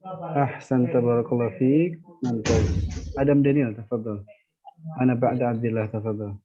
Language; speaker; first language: Arabic; non-native, fluent; Indonesian